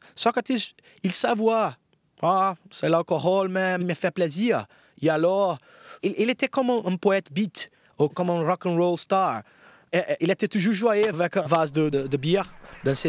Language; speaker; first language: French; non-native, fluent; Portuguese